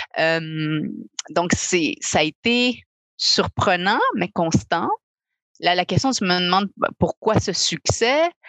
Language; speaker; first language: French; early bilingual, other home language; Spanish